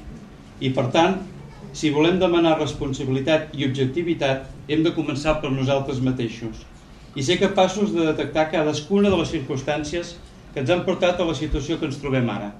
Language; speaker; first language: Catalan; native; Catalan